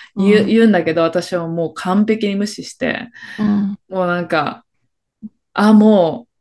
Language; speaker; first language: Japanese; early bilingual, other home language; Filipino